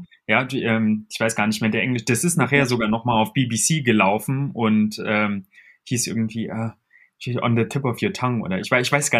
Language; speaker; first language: German; native; German